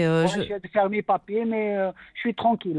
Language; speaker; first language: French; non-native, local second language; Arabic